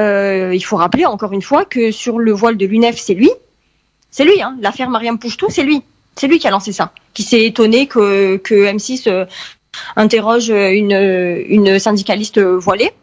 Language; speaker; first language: French; early bilingual, heritage; French